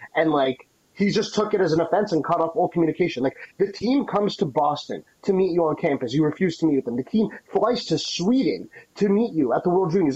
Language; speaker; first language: English; native; English